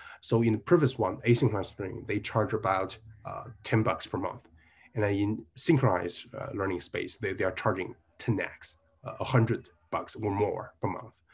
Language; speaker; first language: English; non-native, fluent; Chinese